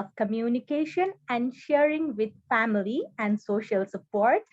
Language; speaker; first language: English; non-native, local second language; Nepali